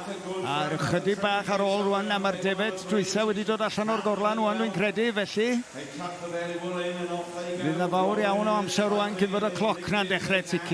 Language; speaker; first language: Welsh; native; Welsh